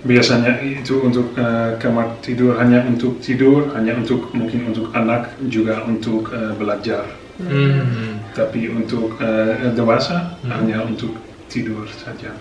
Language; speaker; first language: Indonesian; non-native, fluent; Dutch